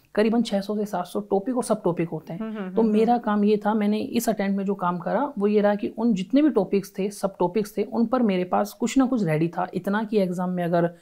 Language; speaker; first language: Hindi; native; Hindi